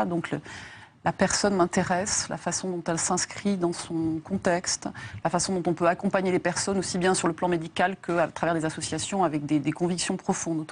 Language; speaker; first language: French; native; French